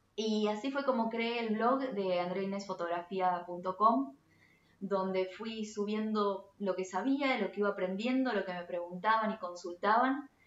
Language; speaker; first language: Spanish; native; Spanish